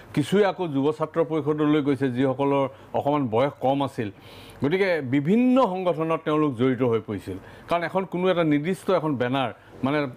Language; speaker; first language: Assamese; native; Assamese